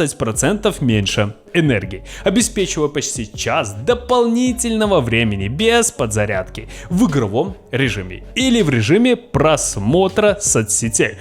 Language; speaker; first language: Russian; native; Russian